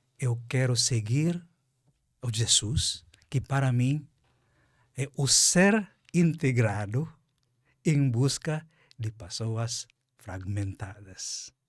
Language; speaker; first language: Portuguese; non-native, fluent; Filipino